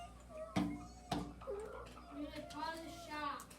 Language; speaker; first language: French; non-native, learner; English